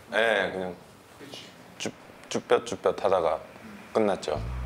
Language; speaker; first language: Korean; early bilingual, heritage; Korean